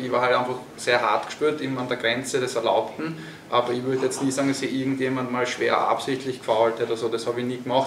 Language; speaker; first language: German; native; German